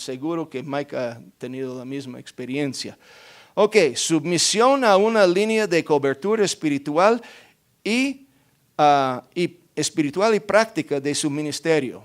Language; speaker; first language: Spanish; non-native, fluent; English